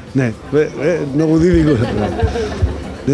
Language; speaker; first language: Macedonian; non-native, learner; Spanish